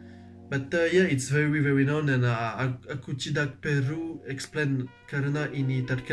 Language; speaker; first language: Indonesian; non-native, learner; French